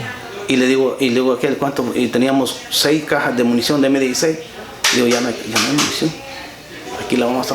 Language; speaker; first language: Spanish; native; Spanish